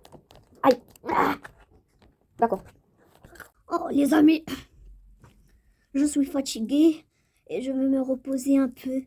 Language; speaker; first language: French; non-native, local second language; Arabic